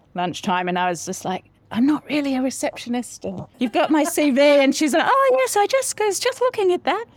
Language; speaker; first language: English; native; English